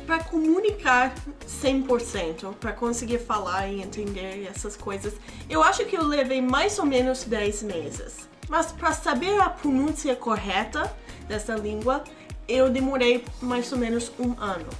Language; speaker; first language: Portuguese; non-native, fluent; English